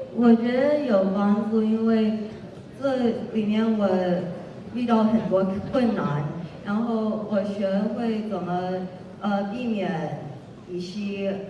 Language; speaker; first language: Chinese; early bilingual, heritage; Chinese